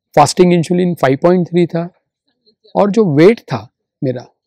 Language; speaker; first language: Hindi; non-native, local second language; Marathi